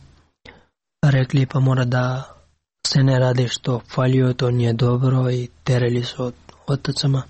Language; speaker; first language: Serbian; non-native, learner; Pashto